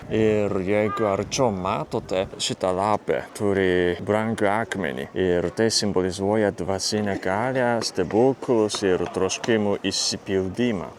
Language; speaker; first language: Lithuanian; non-native, fluent; Japanese